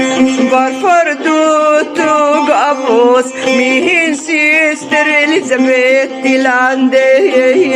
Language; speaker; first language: Swedish; non-native, fluent; Kurdish